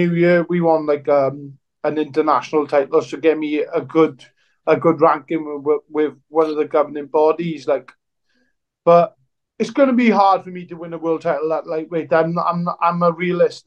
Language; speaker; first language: English; native; English